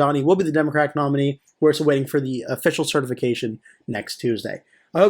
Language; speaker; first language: English; native; English